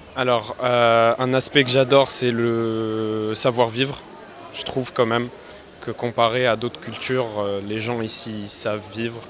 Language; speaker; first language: French; non-native, local second language; Arabic